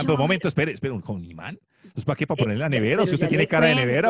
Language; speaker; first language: Spanish; native; Spanish